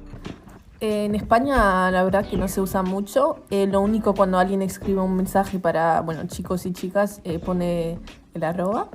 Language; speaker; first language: Spanish; early bilingual, heritage; Spanish